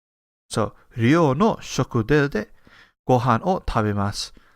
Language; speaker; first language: Japanese; non-native, fluent; English